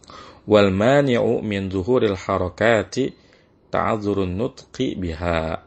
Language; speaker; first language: Arabic; non-native, fluent; Indonesian